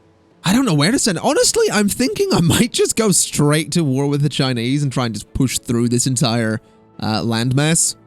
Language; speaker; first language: English; native; English